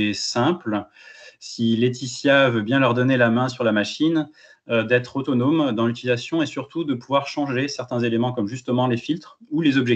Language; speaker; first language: French; native; French